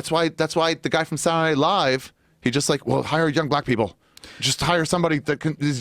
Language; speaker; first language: English; native; English